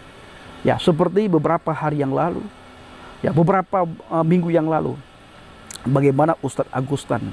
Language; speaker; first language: Indonesian; native; Indonesian